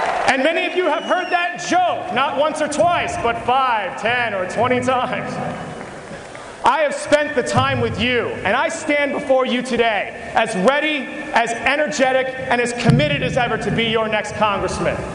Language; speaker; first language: English; native; English